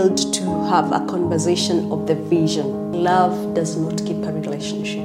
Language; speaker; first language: English; non-native, local second language; Kikuyu